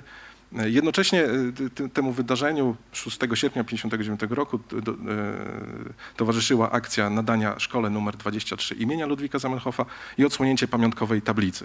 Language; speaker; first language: Polish; native; Polish